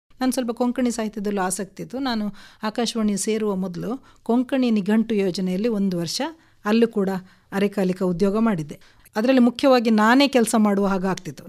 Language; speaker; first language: Kannada; non-native, local second language; Konkani